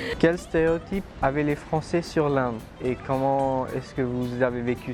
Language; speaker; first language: French; non-native, fluent; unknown